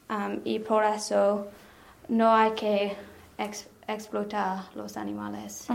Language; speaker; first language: Spanish; non-native, learner; English